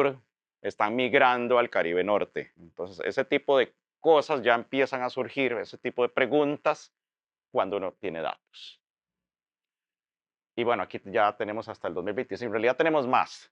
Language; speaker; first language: Spanish; native; Spanish